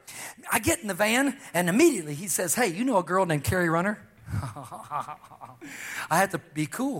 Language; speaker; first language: English; native; English